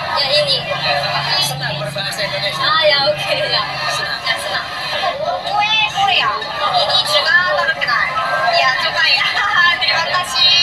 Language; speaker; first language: Indonesian; non-native, learner; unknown